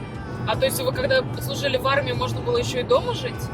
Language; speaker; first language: Russian; native; Russian